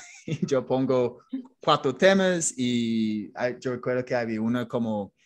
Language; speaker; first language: Spanish; non-native, fluent; English